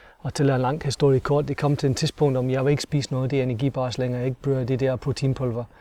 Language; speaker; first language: Danish; non-native, fluent; English